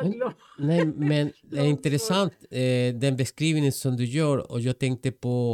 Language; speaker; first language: Swedish; non-native, fluent; Spanish